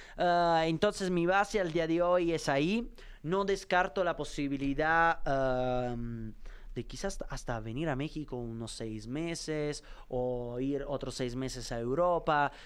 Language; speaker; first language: Spanish; non-native, fluent; Italian